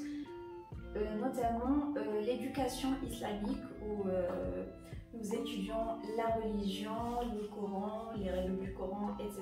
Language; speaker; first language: French; non-native, local second language; Arabic